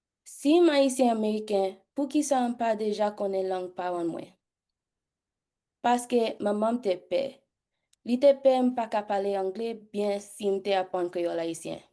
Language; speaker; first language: Haitian Creole; early bilingual, heritage; English